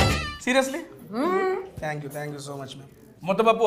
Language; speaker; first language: Telugu; native; Telugu